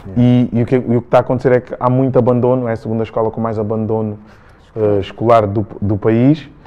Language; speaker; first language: Portuguese; early bilingual, other home language; Kabuverdianu